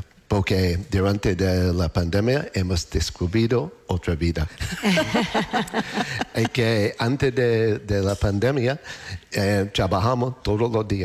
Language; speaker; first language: Spanish; non-native, learner; English